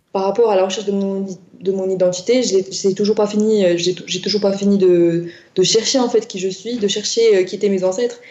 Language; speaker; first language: French; non-native, local second language; Arabic